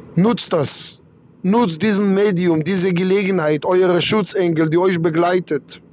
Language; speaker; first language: German; non-native, fluent; Hebrew